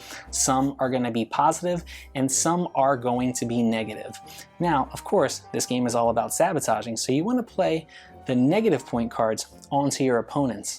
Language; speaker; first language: English; native; English